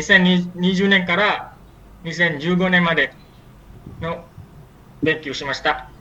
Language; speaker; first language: Japanese; non-native, learner; Malay